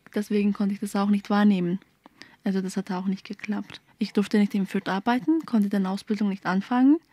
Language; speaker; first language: German; early bilingual, other home language; Turkish